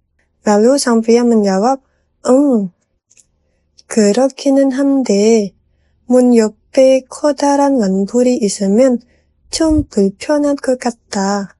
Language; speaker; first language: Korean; non-native, fluent; Indonesian